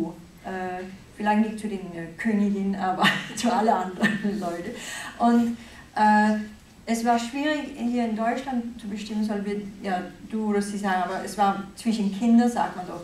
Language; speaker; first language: German; non-native, fluent; Danish